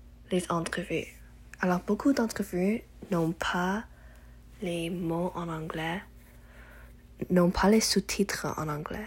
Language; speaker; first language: French; non-native, learner; English